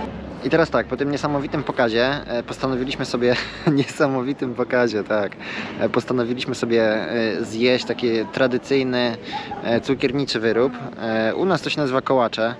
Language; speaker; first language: Polish; native; Polish